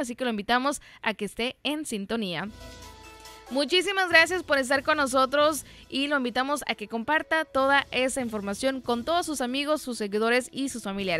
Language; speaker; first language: Spanish; native; Spanish